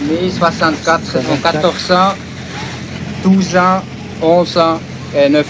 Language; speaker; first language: French; non-native, learner; Vietnamese